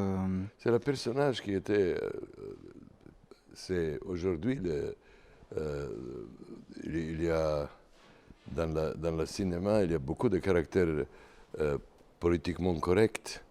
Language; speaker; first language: French; non-native, learner; Serbian